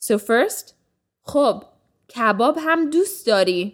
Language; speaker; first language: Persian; early bilingual, heritage; Persian